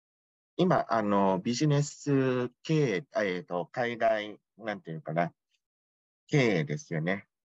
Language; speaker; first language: Japanese; non-native, fluent; Thai